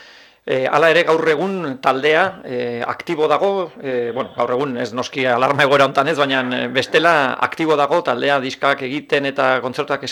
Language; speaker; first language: Basque; native; Basque